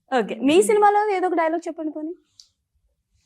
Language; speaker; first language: Telugu; native; Telugu